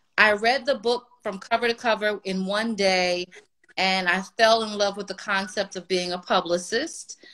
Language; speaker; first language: English; native; English